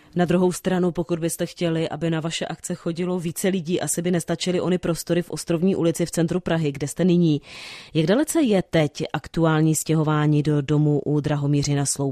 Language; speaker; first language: Czech; native; Czech